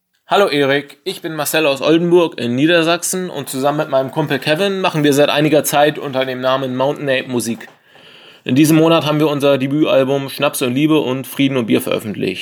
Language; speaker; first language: German; native; German